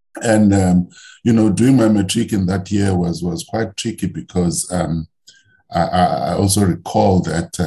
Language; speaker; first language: English; non-native, local second language; Xhosa